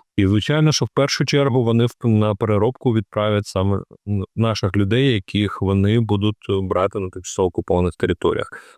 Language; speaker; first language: Ukrainian; native; Ukrainian